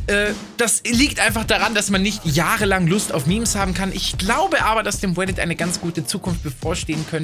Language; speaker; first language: German; native; German